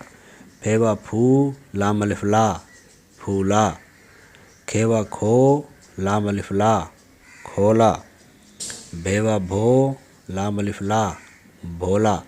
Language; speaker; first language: Urdu; native; Urdu